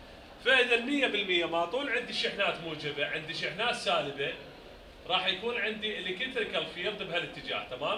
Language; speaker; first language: Arabic; native; Arabic